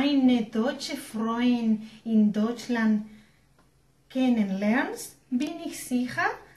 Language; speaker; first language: German; non-native, learner; Spanish